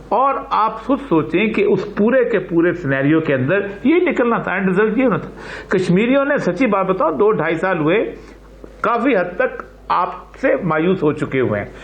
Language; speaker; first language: Urdu; non-native, local second language; Punjabi